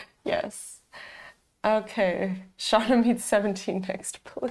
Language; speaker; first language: English; native; English